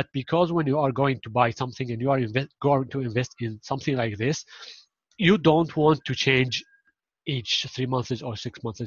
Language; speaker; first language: English; non-native, fluent; Arabic